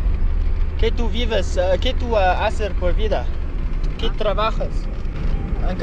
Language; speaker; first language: Spanish; non-native, learner; English